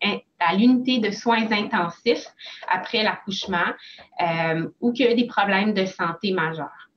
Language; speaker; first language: French; native; French